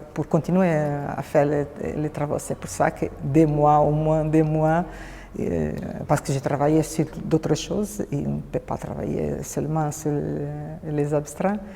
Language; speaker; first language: French; non-native, fluent; Portuguese